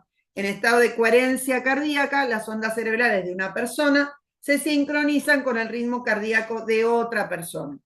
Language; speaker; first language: Spanish; native; Spanish